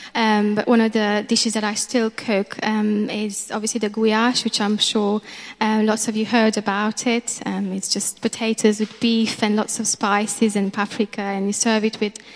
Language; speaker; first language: English; non-native, fluent; Romanian